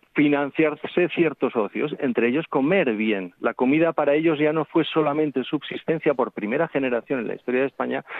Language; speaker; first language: Spanish; native; Spanish